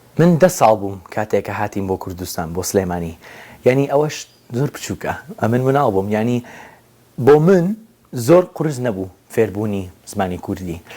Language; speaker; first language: Kurdish; early bilingual, other home language; English